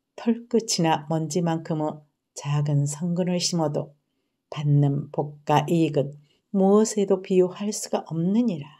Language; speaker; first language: Korean; native; Korean